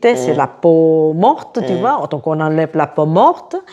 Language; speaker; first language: French; non-native, fluent; Korean